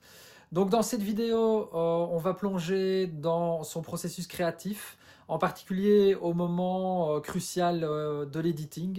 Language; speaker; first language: French; native; French